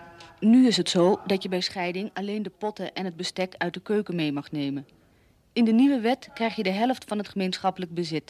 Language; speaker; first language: Dutch; native; Dutch